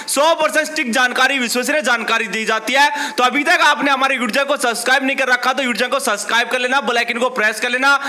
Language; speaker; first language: Hindi; native; Hindi